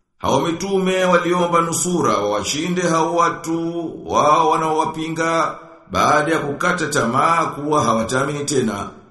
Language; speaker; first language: Swahili; native; Swahili